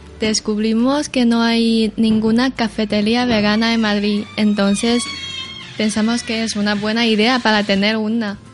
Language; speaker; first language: Spanish; non-native, learner; Chinese